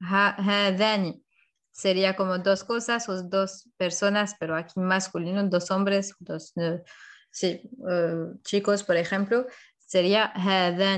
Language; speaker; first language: Spanish; non-native, fluent; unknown